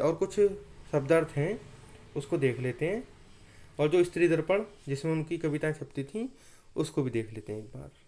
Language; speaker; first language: Hindi; native; Hindi